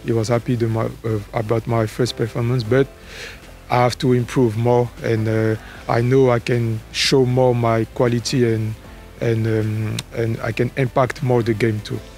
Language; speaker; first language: English; non-native, learner; French